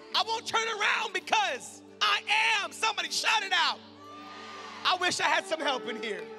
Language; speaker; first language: English; native; English